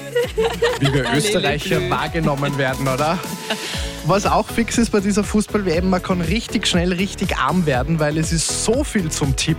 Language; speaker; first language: German; native; German